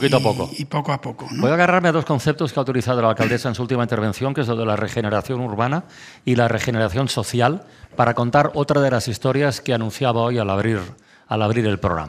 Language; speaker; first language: Spanish; native; Spanish